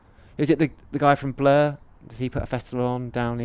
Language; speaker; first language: English; native; English